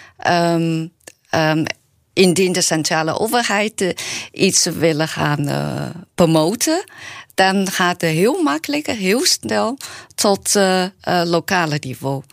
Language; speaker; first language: Dutch; non-native, learner; Chinese